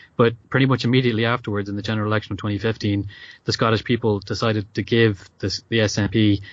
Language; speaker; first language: English; native; English